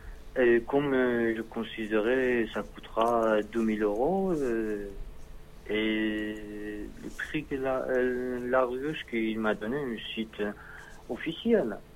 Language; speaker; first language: French; non-native, learner; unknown